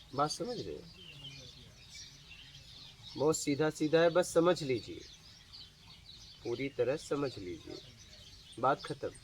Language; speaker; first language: Hindi; native; Hindi